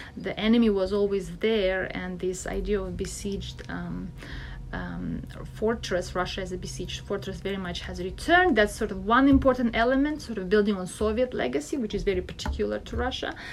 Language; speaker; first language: English; non-native, fluent; Russian